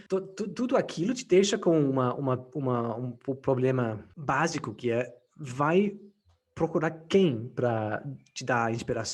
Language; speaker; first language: Portuguese; non-native, fluent; English